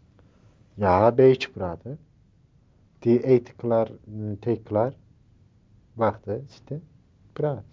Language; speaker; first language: Dutch; non-native, learner; Turkish